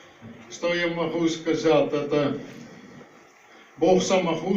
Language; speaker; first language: Russian; non-native, learner; Dutch